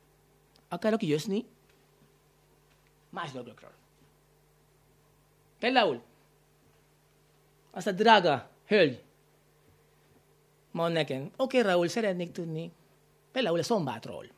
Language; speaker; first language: Hungarian; non-native, learner; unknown